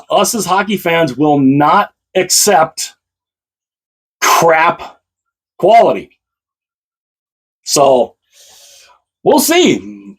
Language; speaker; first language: English; native; English